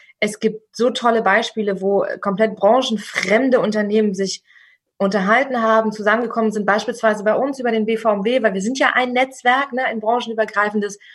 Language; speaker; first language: German; native; German